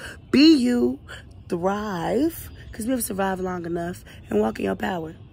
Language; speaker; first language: English; native; English